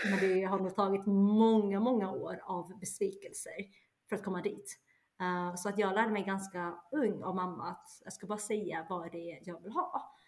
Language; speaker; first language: Swedish; early bilingual, other home language; Chinese